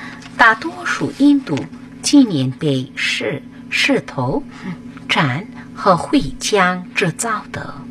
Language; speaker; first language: Chinese; non-native, fluent; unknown